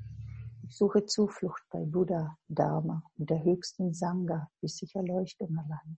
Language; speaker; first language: German; non-native, fluent; English